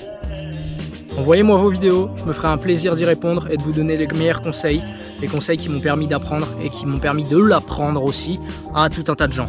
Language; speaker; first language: French; native; French